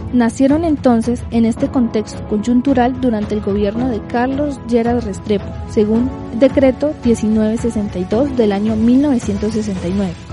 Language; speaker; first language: Spanish; native; Spanish